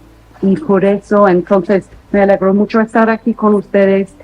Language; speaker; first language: Spanish; non-native, fluent; English